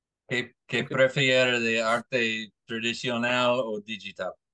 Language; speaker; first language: Spanish; non-native, learner; English